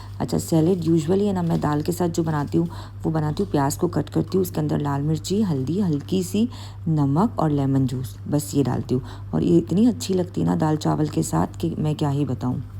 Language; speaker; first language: Urdu; native; Urdu